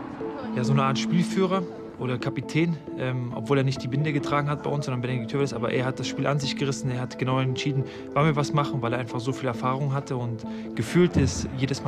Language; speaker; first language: German; native; German